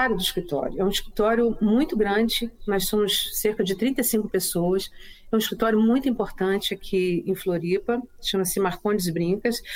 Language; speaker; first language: Portuguese; native; Portuguese